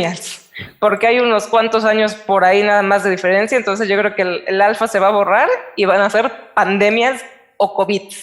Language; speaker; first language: Spanish; native; Spanish